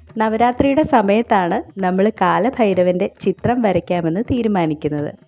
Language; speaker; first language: Malayalam; native; Malayalam